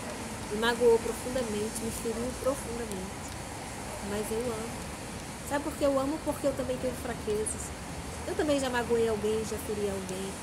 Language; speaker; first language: Portuguese; native; Portuguese